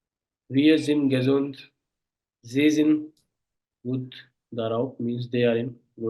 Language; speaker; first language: German; non-native, fluent; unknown